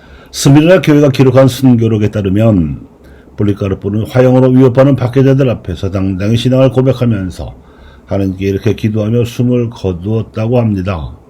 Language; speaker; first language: Korean; native; Korean